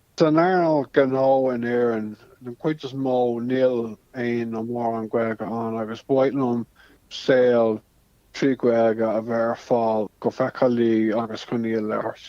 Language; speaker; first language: Irish; non-native, local second language; English